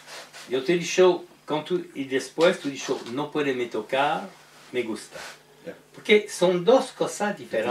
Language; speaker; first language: Spanish; non-native, learner; French